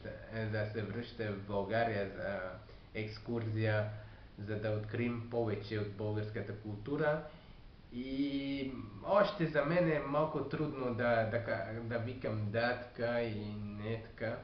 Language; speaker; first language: Bulgarian; non-native, learner; French